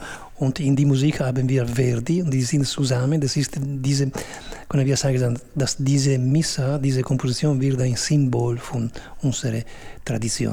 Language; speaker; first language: German; non-native, fluent; Italian